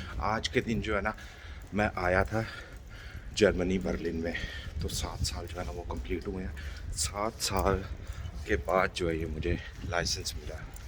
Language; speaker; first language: Urdu; native; Urdu